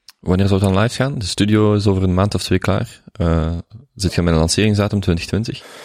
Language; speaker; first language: Dutch; native; Dutch